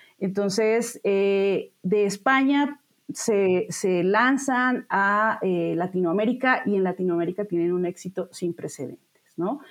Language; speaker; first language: Spanish; native; Spanish